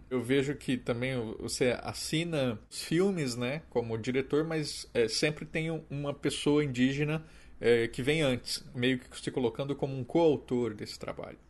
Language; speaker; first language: Portuguese; native; Portuguese